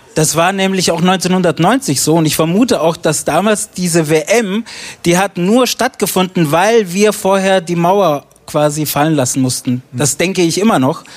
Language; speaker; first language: German; early bilingual, other home language; Romany